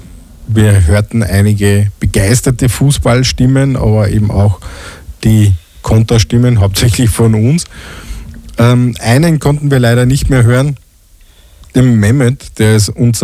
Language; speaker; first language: German; native; German